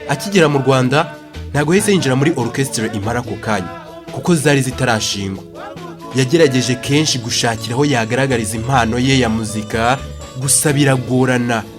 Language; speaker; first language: Kinyarwanda; native; Kinyarwanda